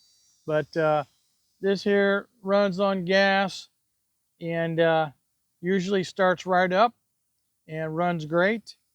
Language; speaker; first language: English; native; English